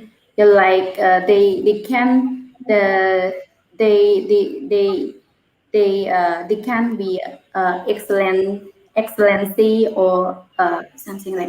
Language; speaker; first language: English; non-native, learner; Khmer